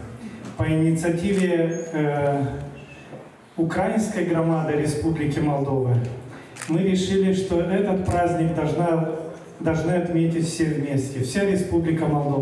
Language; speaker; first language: Russian; non-native, local second language; Romanian